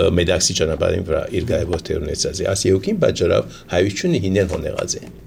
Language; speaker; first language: Armenian; early bilingual, heritage; Armenian